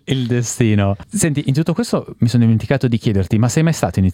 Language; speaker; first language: Italian; native; Italian